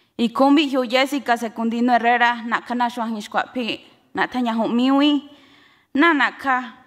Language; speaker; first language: Spanish; non-native, local second language; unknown